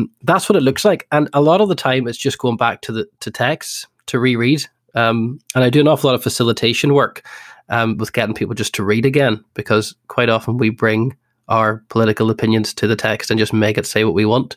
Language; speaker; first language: English; native; English